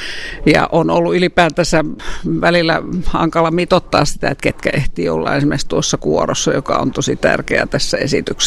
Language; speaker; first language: Finnish; native; Finnish